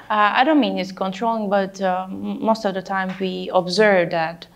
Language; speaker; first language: English; non-native, fluent; Turkish